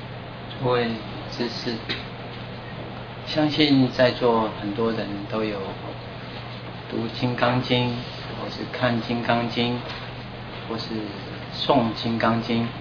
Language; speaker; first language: Chinese; native; Chinese